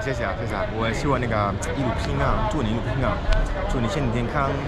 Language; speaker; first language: Chinese; non-native, fluent; Spanish